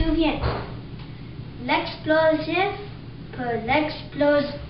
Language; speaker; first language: French; non-native, learner; English